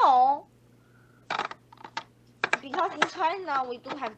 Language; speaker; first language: English; non-native, learner; Chinese